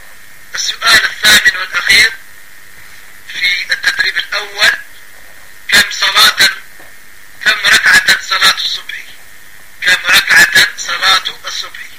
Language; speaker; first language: Arabic; non-native, fluent; French